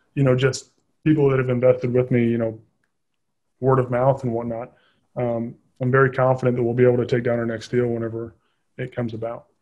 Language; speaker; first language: English; native; English